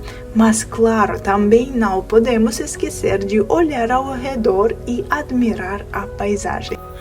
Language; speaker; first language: Portuguese; non-native, fluent; Russian